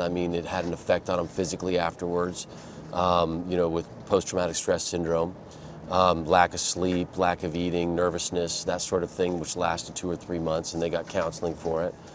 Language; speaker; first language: English; native; English